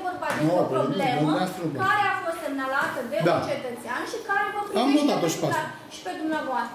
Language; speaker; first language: Romanian; native; Romanian